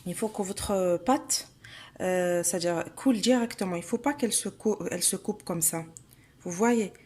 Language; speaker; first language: French; non-native, local second language; Arabic